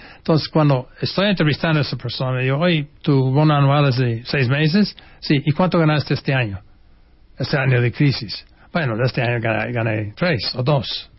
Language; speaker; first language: Spanish; non-native, fluent; English